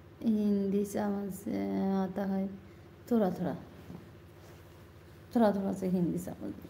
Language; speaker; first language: Hindi; non-native, learner; Bangla